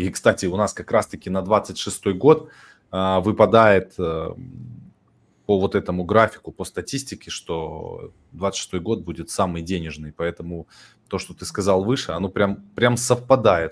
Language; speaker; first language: Russian; native; Russian